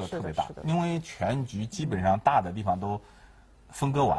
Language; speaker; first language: Chinese; native; Chinese